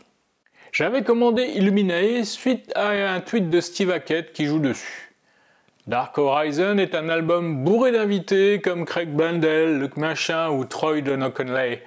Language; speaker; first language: French; native; French